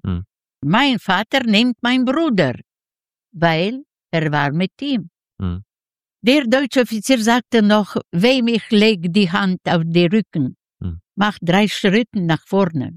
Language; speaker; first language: German; non-native, learner; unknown